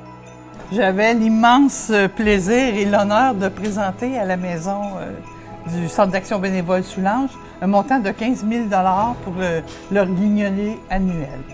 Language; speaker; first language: French; native; French